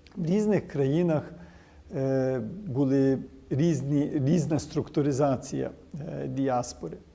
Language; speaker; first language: Ukrainian; early bilingual, heritage; Ukrainian